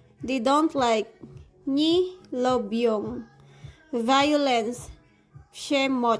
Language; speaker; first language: Polish; non-native, learner; Filipino